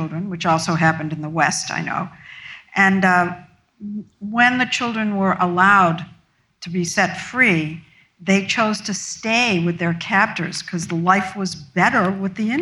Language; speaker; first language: English; native; English